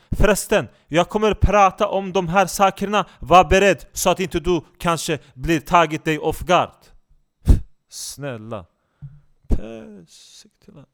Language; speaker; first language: Swedish; non-native, fluent; Turkish